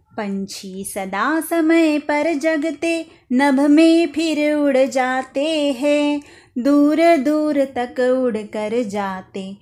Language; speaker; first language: Hindi; non-native, local second language; Marathi